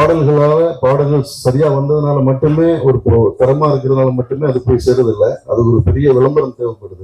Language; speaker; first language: Tamil; native; Tamil